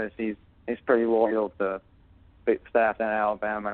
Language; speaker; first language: English; native; English